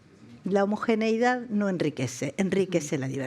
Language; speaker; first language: Spanish; native; Spanish